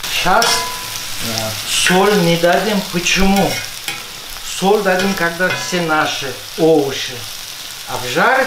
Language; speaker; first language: Russian; non-native, fluent; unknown